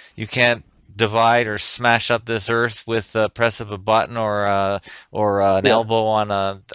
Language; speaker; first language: English; native; English